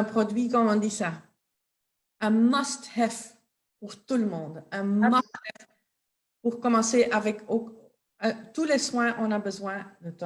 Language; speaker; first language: French; non-native, local second language; Dutch